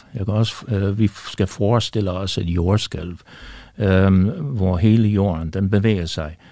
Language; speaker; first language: Danish; non-native, fluent; English